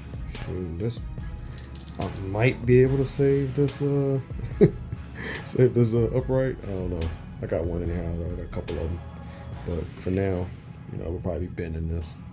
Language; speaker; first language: English; native; English